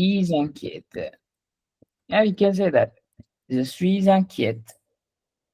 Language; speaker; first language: French; non-native, fluent; Hindi